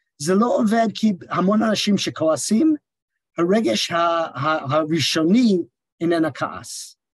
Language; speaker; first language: Hebrew; non-native, fluent; English